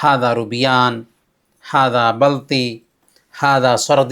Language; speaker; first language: Arabic; non-native, fluent; Urdu